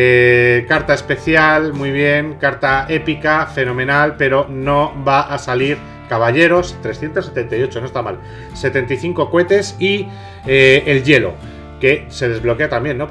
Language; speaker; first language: Spanish; native; Spanish